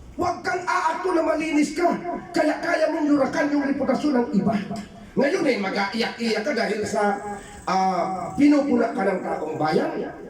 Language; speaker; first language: Filipino; non-native, local second language; Bikol